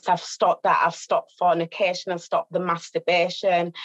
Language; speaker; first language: English; native; English